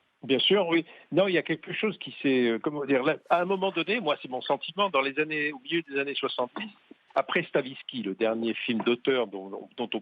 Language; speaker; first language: French; native; French